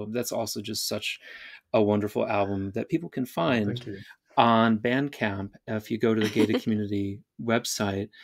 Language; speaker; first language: English; native; English